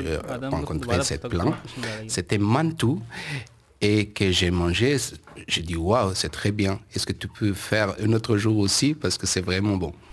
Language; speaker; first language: French; non-native, learner; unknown